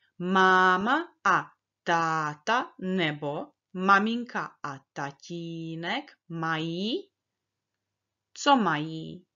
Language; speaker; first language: Czech; early bilingual, heritage; Czech